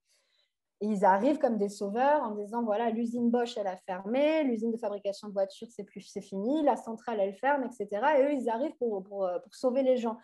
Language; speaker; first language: French; native; French